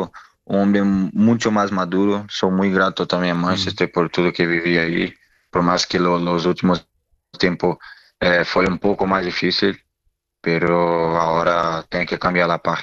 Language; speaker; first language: Spanish; non-native, learner; Portuguese